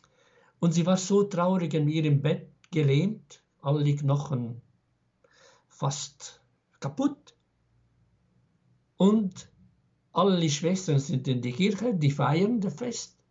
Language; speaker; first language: German; non-native, fluent; Arabic